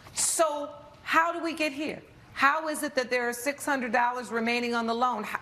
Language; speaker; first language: English; native; English